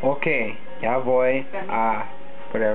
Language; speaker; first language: Spanish; non-native, learner; English